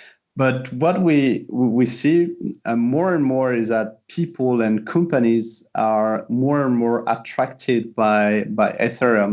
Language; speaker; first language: English; non-native, fluent; French